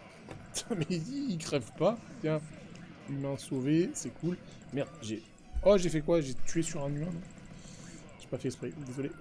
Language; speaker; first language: French; native; French